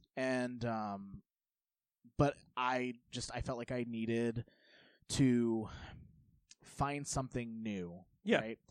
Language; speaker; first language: English; native; English